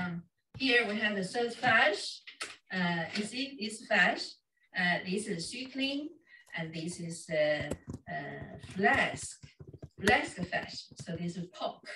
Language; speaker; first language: English; non-native, fluent; Chinese